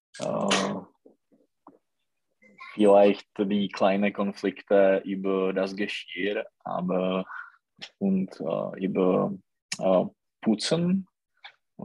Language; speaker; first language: German; non-native, learner; Czech